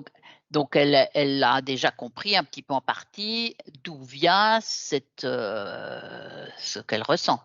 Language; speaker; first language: French; native; French